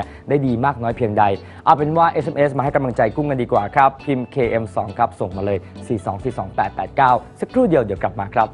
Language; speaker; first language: Thai; native; Thai